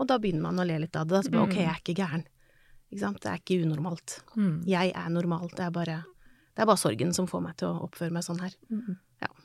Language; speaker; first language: Norwegian; native; Norwegian